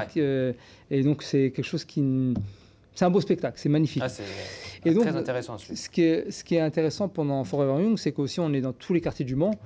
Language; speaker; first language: French; native; French